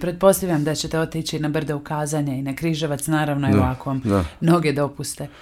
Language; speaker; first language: Croatian; native; Croatian